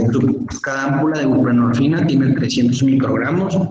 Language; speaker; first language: Spanish; native; Spanish